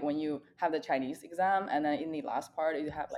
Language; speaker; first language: English; non-native, fluent; Chinese